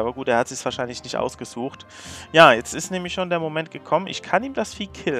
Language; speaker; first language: German; native; German